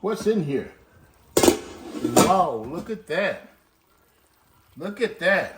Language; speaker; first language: English; native; English